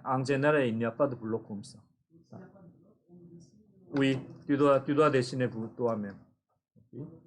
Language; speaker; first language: French; non-native, fluent; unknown